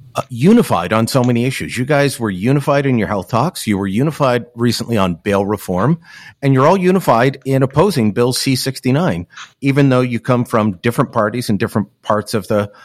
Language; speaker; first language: English; native; English